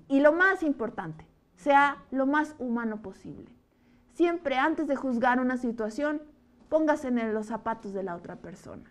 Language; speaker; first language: Spanish; native; Spanish